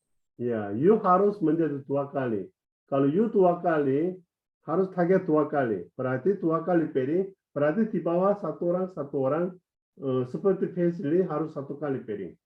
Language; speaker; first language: Indonesian; non-native, fluent; Korean